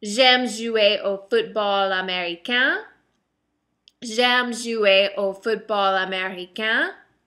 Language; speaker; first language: French; non-native, fluent; English